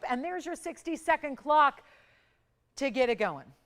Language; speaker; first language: English; native; English